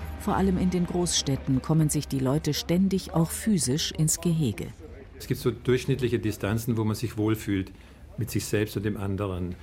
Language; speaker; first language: German; native; German